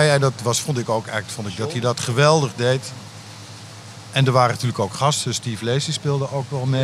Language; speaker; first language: Dutch; native; Dutch